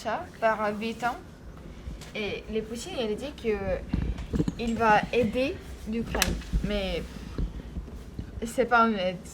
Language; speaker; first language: French; non-native, learner; Romanian